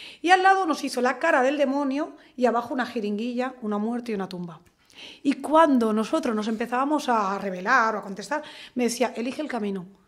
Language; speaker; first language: Spanish; native; Spanish